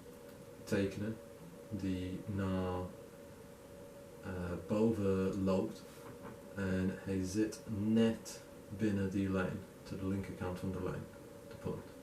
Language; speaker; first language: Dutch; non-native, learner; English